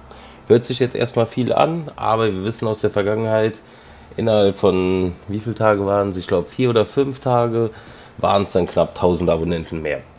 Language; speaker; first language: German; native; German